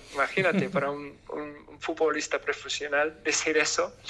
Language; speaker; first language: Spanish; non-native, fluent; English